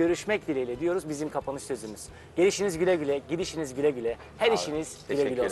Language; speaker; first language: Turkish; native; Turkish